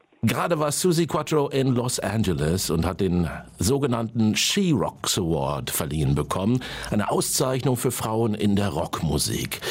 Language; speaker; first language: German; native; German